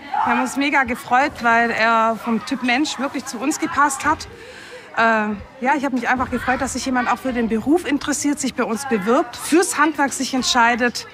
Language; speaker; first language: German; native; German